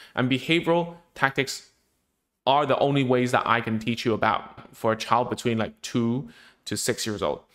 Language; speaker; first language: English; non-native, local second language; Cantonese